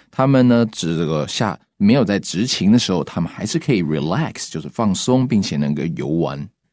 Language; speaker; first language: Chinese; native; Chinese